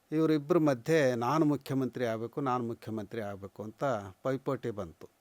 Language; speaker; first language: Kannada; native; Kannada